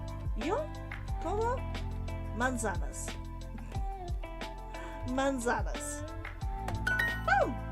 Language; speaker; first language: Spanish; non-native, learner; English